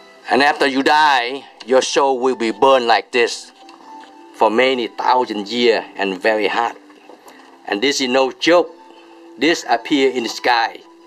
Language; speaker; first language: English; non-native, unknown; Vietnamese